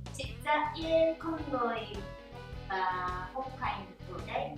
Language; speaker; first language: Vietnamese; non-native, learner; Japanese